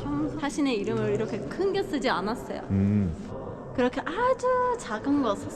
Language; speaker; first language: Korean; non-native, learner; Persian